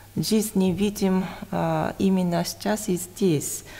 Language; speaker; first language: Russian; non-native, fluent; Japanese